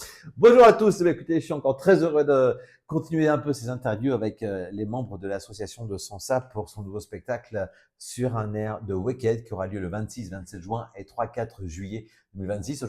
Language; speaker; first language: French; native; French